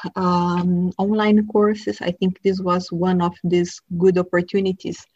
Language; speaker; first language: English; non-native, fluent; Portuguese